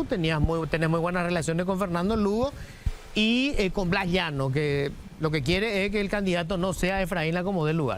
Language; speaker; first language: Spanish; native; Spanish